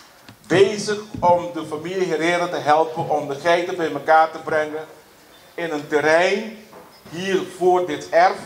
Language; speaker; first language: Dutch; non-native, local second language; Papiamento